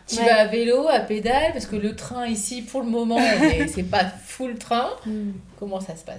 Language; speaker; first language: French; native; French